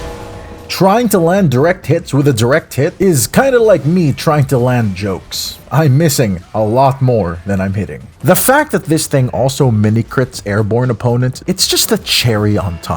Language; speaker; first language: English; native; English